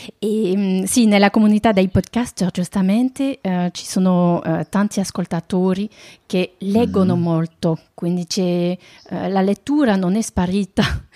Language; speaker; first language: Italian; non-native, fluent; French